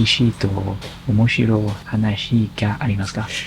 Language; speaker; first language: Japanese; non-native, learner; French